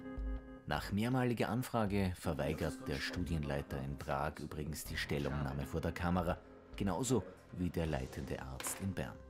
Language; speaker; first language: German; native; German